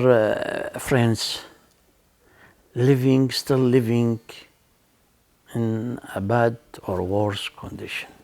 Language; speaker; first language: English; non-native, learner; Arabic